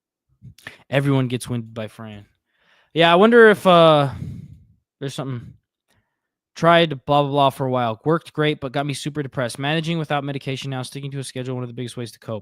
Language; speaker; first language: English; native; English